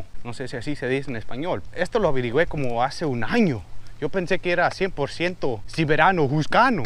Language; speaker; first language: Spanish; early bilingual, heritage; Spanish